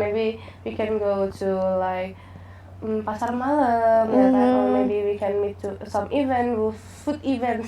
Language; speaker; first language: English; non-native, learner; Indonesian